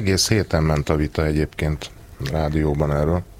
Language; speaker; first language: Hungarian; native; Hungarian